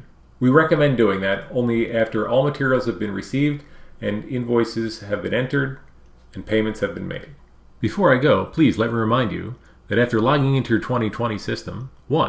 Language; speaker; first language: English; native; English